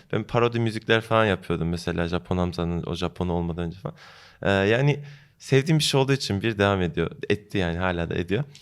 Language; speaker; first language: Turkish; early bilingual, heritage; Turkish